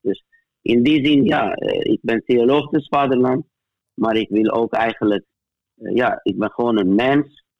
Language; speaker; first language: Dutch; non-native, fluent; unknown